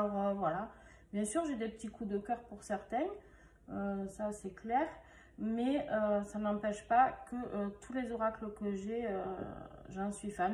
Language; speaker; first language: French; native; French